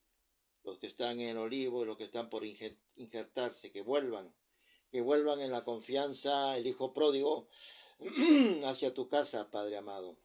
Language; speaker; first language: Spanish; native; Spanish